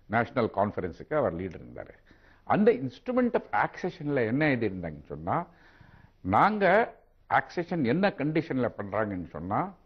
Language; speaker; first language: Tamil; non-native, local second language; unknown